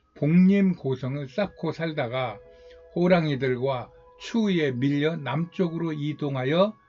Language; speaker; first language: Korean; native; Korean